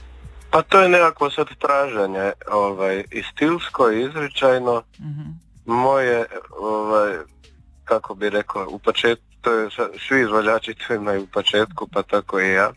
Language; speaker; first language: Serbian; native; Serbian